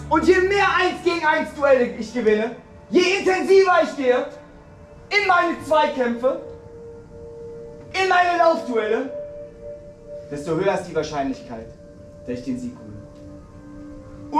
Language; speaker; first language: German; native; German